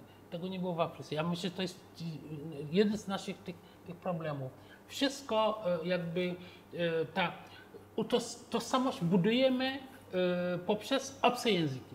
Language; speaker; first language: Polish; non-native, fluent; Wolof